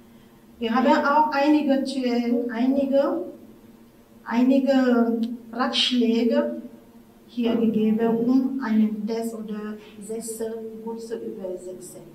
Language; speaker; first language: German; non-native, fluent; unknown